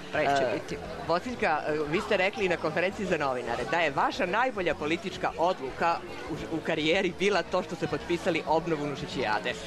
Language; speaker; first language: Serbian; native; Serbian